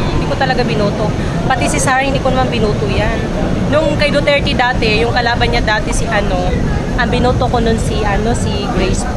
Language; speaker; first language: Filipino; native; Filipino